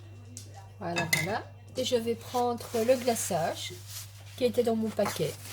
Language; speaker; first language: French; native; French